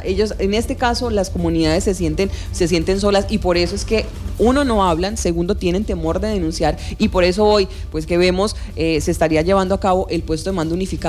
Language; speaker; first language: Spanish; native; Spanish